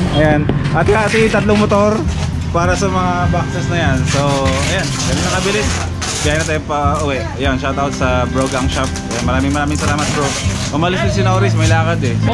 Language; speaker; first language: Filipino; native; Filipino